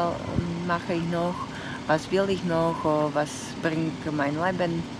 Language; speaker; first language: German; non-native, learner; Slovak